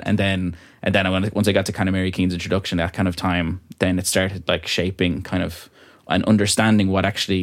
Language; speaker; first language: English; native; English